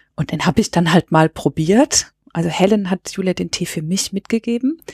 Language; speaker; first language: German; early bilingual, other home language; Cantonese